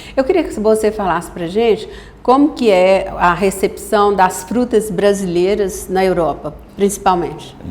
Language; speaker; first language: Portuguese; native; Portuguese